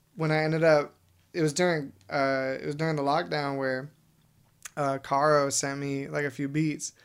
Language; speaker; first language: English; native; English